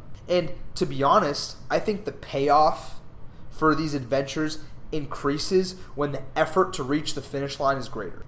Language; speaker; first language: English; native; English